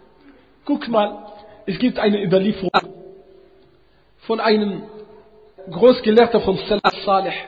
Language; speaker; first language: German; non-native, fluent; Arabic